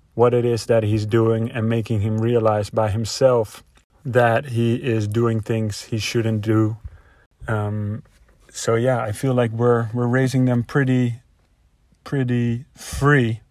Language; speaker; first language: English; non-native, fluent; Dutch